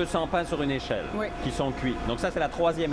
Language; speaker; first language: French; native; French